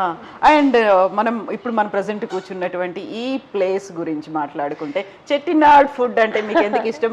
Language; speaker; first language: Telugu; native; Telugu